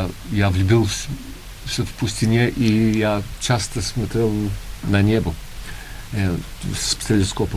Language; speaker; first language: Russian; early bilingual, heritage; Russian